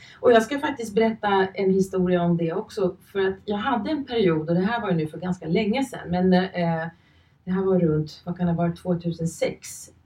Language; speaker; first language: Swedish; early bilingual, other home language; Finnish